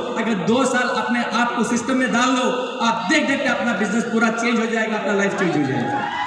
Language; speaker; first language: Hindi; non-native, local second language; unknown